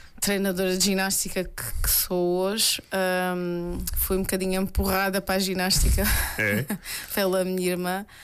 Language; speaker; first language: Portuguese; native; Portuguese